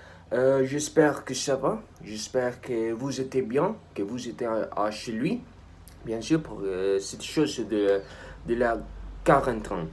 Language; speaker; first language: French; non-native, learner; Spanish